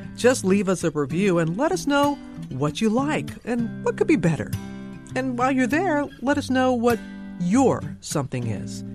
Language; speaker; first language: English; native; English